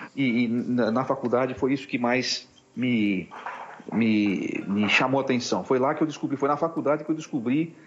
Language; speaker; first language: Portuguese; native; Portuguese